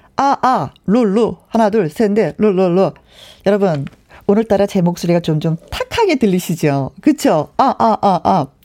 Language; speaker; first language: Korean; native; Korean